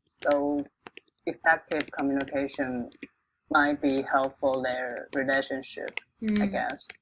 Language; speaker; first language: English; non-native, local second language; Chinese